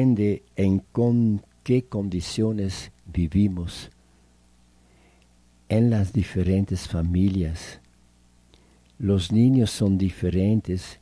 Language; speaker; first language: Spanish; non-native, fluent; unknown